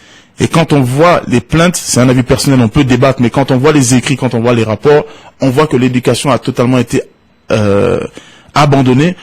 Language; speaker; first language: French; non-native, local second language; Bambara